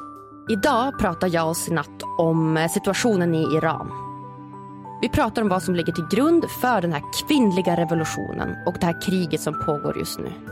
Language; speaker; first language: Swedish; native; Swedish